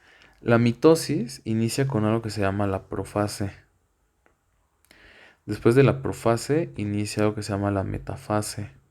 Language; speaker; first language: Spanish; native; Spanish